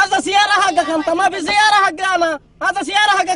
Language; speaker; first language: Arabic; non-native, learner; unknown